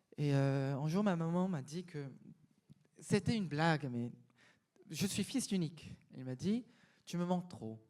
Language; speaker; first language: French; non-native, fluent; Korean